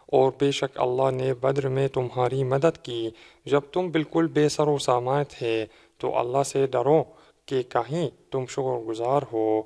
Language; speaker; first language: Urdu; non-native, fluent; Arabic